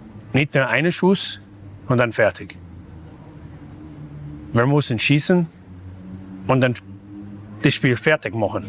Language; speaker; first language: German; non-native, learner; English